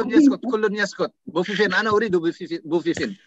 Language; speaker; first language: Arabic; non-native, fluent; Indonesian